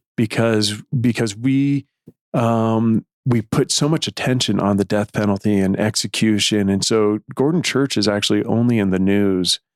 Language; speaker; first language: English; native; English